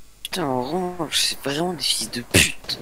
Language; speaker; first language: French; native; French